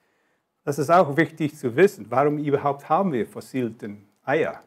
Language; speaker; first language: German; non-native, fluent; English